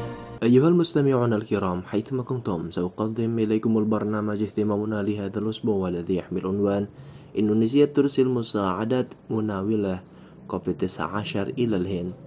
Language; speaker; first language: Arabic; non-native, fluent; Indonesian